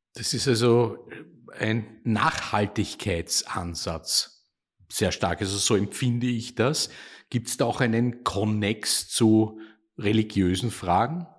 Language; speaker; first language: German; native; German